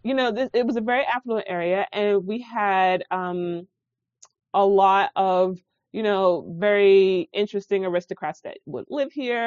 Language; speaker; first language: English; native; English